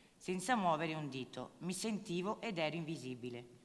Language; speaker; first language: Italian; native; Italian